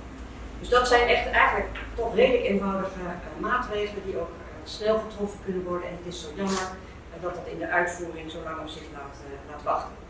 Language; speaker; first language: Dutch; non-native, local second language; Papiamento